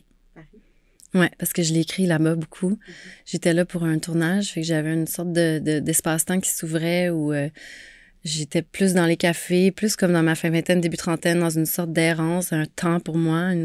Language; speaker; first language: French; native; French